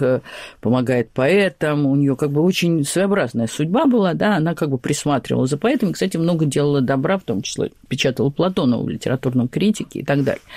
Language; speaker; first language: Russian; native; Russian